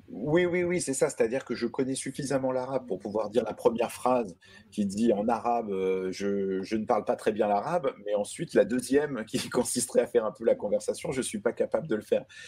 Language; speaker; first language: French; early bilingual, other home language; Arabic